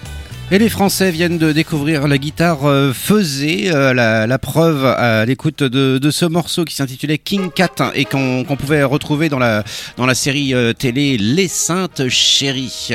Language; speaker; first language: French; native; French